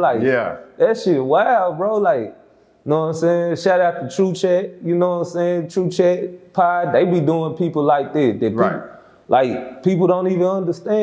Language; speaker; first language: English; native; English